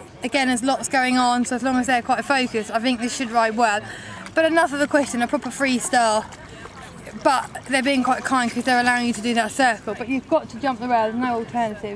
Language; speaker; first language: English; native; English